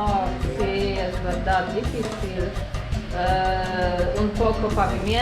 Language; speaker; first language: Spanish; non-native, learner; Polish